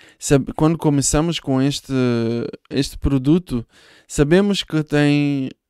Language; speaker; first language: Portuguese; non-native, fluent; Hebrew